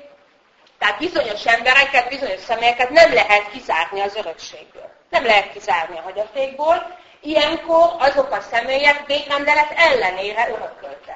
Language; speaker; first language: Hungarian; native; Hungarian